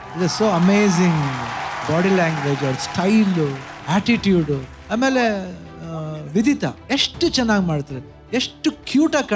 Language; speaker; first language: Kannada; native; Kannada